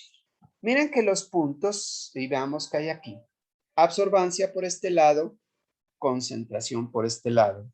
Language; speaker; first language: Spanish; native; Spanish